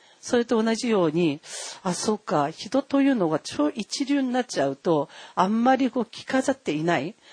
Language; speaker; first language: Japanese; non-native, fluent; Korean